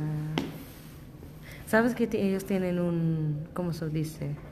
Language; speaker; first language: Spanish; non-native, learner; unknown